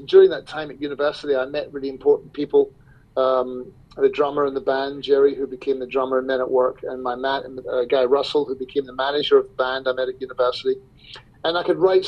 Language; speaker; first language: English; native; English